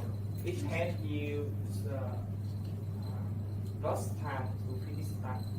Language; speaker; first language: English; non-native, learner; Vietnamese